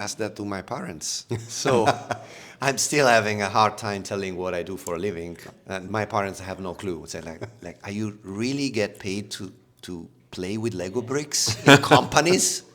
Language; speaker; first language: English; non-native, fluent; Italian